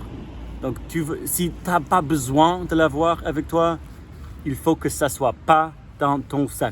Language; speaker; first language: French; non-native, fluent; English